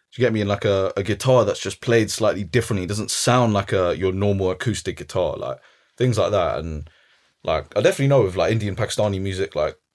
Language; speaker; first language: English; early bilingual, other home language; Arabic